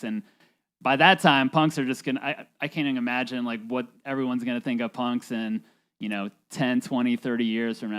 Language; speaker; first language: English; native; English